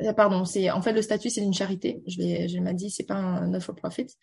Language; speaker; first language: French; early bilingual, heritage; Chinese